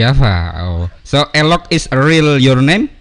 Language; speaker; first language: English; non-native, learner; Indonesian